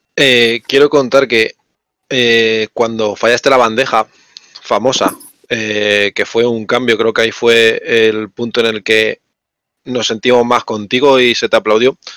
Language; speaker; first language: Spanish; native; Spanish